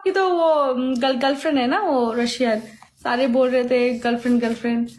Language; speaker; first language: Hindi; non-native, local second language; Bangla